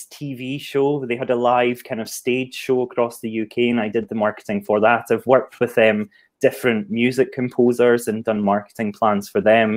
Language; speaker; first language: English; native; English